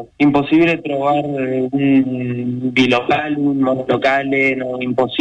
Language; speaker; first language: Italian; non-native, learner; Spanish